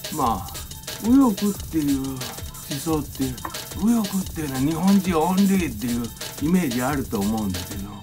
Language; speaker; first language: Japanese; native; Japanese